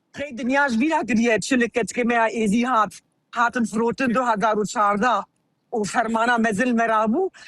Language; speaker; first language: Kurdish; early bilingual, heritage; Kurdish